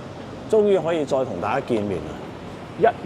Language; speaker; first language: Cantonese; native; Cantonese